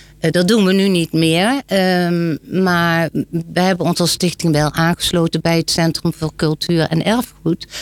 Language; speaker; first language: Dutch; native; Dutch